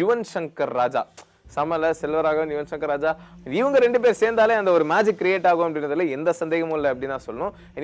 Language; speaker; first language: Tamil; native; Tamil